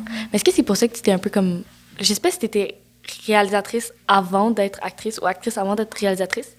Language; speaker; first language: French; native; French